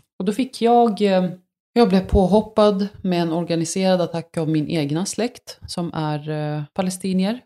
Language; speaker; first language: Swedish; early bilingual, other home language; Arabic